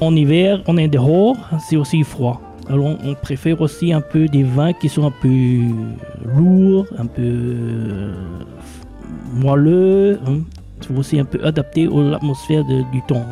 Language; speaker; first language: French; non-native, local second language; Luxembourgish